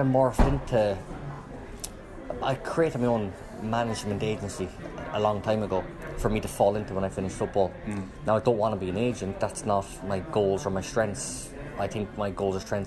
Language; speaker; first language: English; native; English